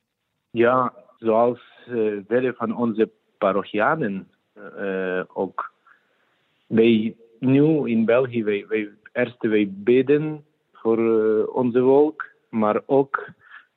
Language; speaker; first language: Dutch; non-native, fluent; Ukrainian